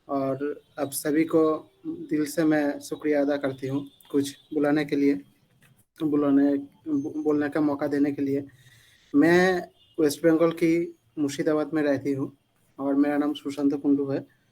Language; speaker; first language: Hindi; non-native, local second language; Bangla